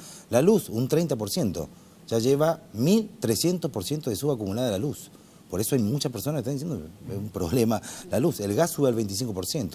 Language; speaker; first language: Spanish; native; Spanish